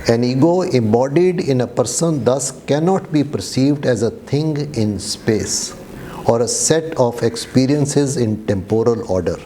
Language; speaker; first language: English; non-native, local second language; Urdu